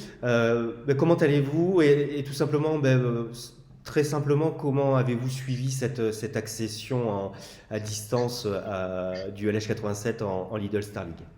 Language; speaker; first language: French; native; French